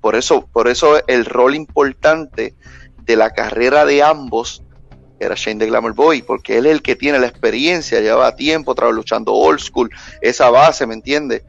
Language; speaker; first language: Spanish; native; Spanish